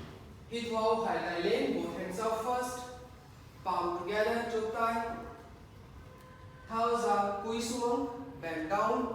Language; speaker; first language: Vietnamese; non-native, learner; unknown